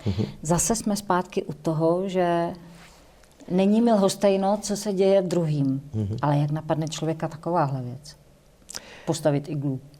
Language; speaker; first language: Czech; native; Czech